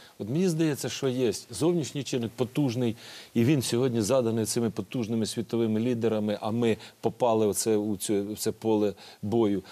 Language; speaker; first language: Ukrainian; native; Ukrainian